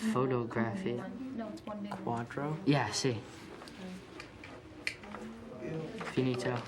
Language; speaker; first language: Italian; non-native, learner; English